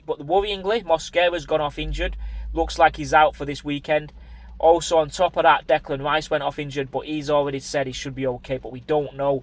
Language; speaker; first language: English; native; English